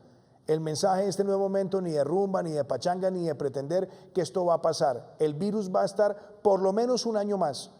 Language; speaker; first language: Spanish; native; Spanish